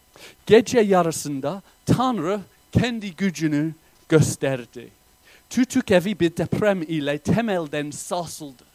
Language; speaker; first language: Turkish; non-native, fluent; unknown